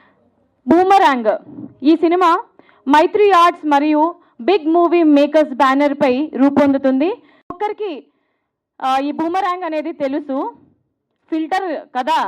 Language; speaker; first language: Telugu; native; Telugu